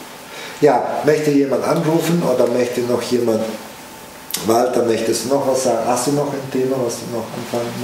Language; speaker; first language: German; non-native, fluent; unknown